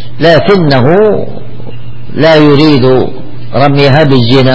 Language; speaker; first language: Arabic; native; Arabic